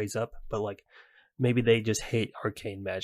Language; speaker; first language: English; native; English